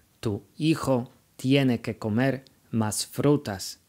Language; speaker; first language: Spanish; non-native, fluent; Polish